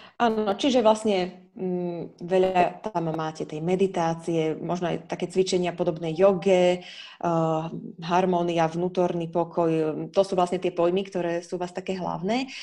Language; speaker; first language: Slovak; native; Slovak